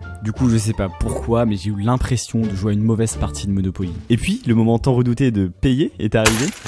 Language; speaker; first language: French; native; French